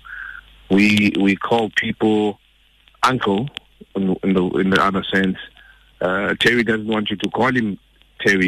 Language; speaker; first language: English; non-native, local second language; Xhosa